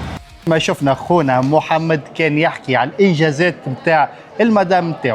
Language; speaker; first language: Arabic; native; Arabic